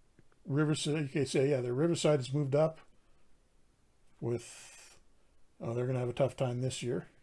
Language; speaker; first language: English; native; English